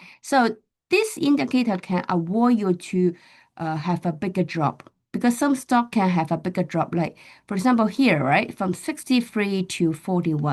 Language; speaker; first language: English; non-native, fluent; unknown